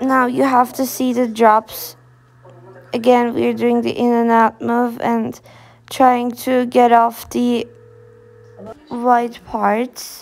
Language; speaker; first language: English; non-native, fluent; Turkish